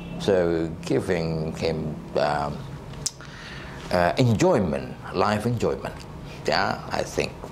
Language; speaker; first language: English; non-native, fluent; Indonesian